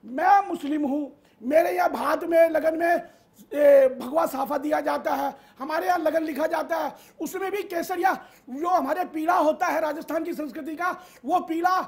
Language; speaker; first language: Hindi; native; Hindi